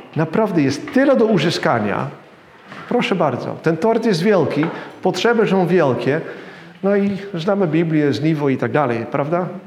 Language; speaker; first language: Polish; non-native, fluent; Dutch